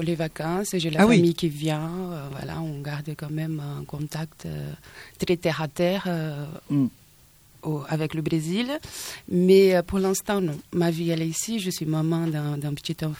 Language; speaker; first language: French; non-native, fluent; Portuguese